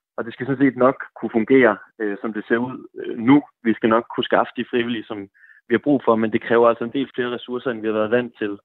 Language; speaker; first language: Danish; native; Danish